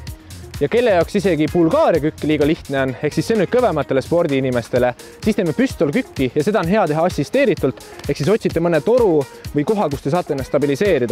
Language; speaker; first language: Estonian; native; Estonian